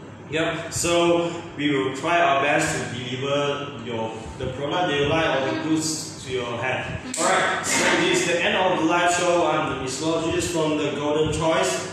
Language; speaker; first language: English; non-native, local second language; Chinese